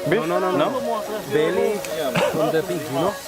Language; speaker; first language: English; non-native, learner; Romanian